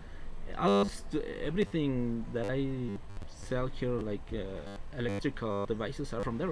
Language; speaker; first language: English; non-native, learner; Spanish